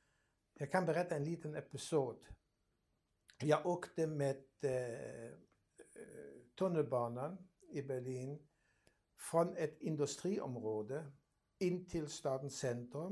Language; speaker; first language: Swedish; non-native, fluent; German